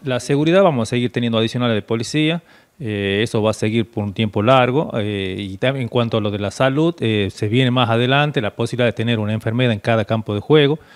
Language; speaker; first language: Spanish; native; Spanish